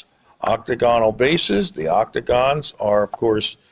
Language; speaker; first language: English; native; English